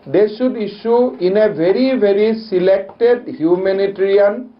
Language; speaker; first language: English; non-native, local second language; Assamese